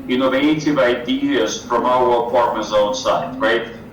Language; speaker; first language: English; non-native, fluent; Ukrainian